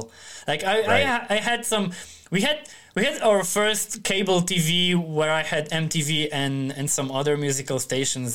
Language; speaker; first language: English; non-native, fluent; Polish